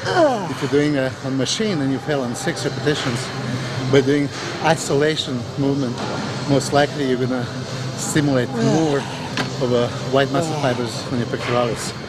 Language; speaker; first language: English; non-native, fluent; Serbian